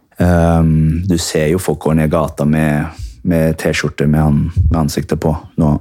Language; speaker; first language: Norwegian; early bilingual, heritage; Norwegian